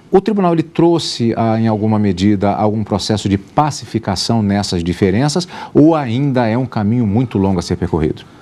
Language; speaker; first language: Portuguese; native; Portuguese